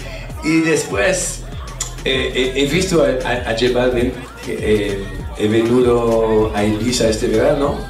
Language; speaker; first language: Spanish; non-native, fluent; French